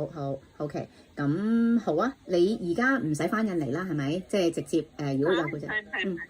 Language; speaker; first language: Cantonese; native; Cantonese